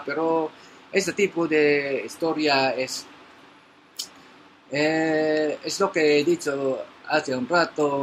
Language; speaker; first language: Spanish; non-native, learner; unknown